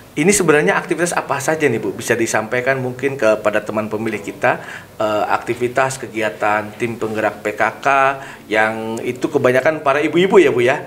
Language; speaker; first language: Indonesian; native; Indonesian